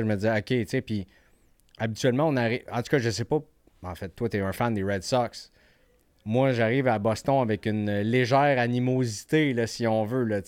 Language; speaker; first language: French; native; French